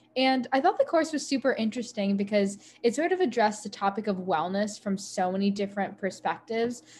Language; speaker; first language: English; native; English